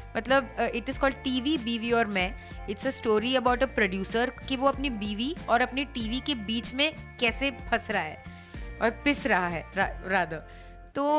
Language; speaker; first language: Hindi; non-native, local second language; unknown